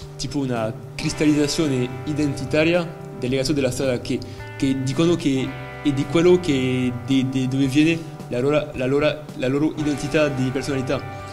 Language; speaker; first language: Italian; non-native, fluent; French